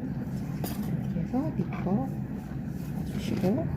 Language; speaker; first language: Korean; native; Korean